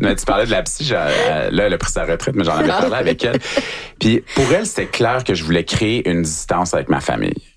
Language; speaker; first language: French; native; French